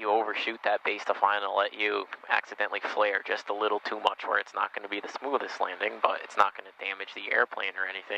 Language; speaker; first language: English; native; English